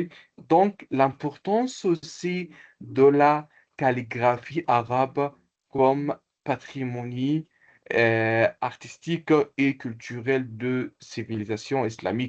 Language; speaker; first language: French; non-native, local second language; Comorian